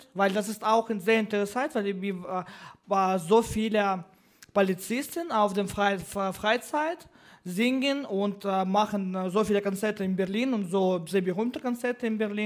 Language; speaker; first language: German; non-native, learner; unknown